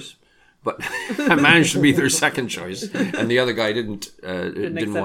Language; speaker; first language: English; native; English